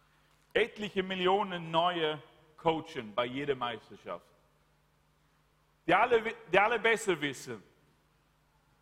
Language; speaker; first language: German; non-native, fluent; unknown